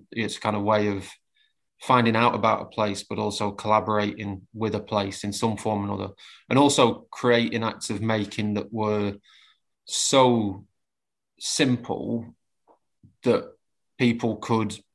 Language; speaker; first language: English; native; English